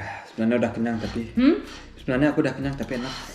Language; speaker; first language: Indonesian; early bilingual, heritage; German